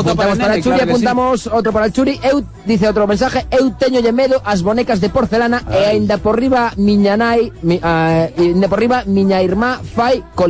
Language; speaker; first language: Spanish; native; Spanish